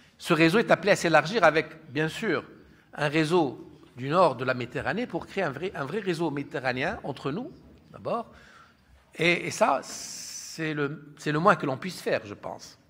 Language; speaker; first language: French; non-native, local second language; Arabic